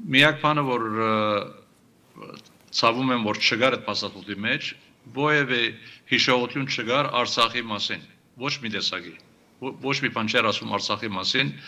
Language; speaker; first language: Armenian; early bilingual, heritage; Armenian